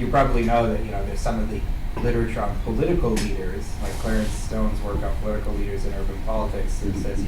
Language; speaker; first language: English; native; English